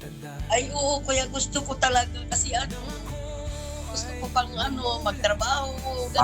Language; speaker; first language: Filipino; non-native, local second language; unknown